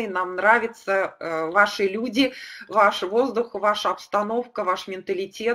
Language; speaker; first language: Russian; native; Russian